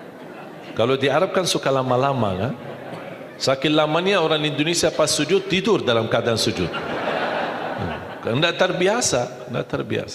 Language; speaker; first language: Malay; non-native, fluent; Arabic